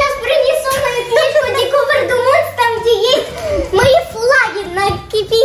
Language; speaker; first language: Russian; early bilingual, heritage; Russian